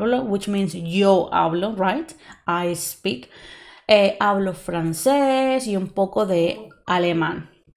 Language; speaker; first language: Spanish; non-native, fluent; English